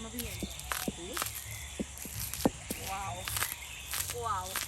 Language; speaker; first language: Spanish; non-native, learner; Polish